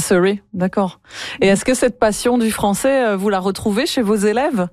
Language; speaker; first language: French; native; French